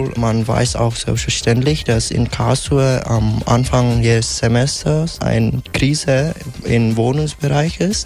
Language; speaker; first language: German; non-native, fluent; Vietnamese